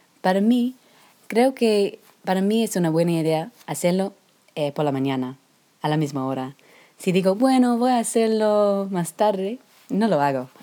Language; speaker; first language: Spanish; non-native, learner; English